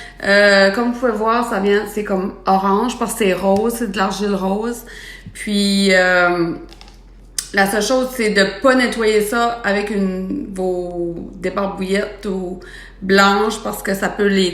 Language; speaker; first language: French; native; French